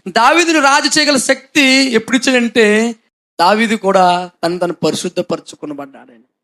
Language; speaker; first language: Telugu; non-native, local second language; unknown